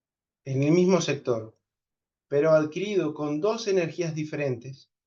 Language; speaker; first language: Spanish; native; Spanish